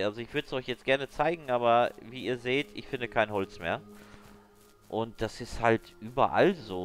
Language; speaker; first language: German; native; German